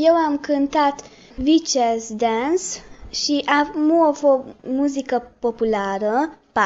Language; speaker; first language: Romanian; early bilingual, heritage; Romanian